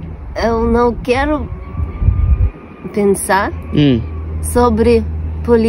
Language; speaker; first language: Portuguese; non-native, learner; Russian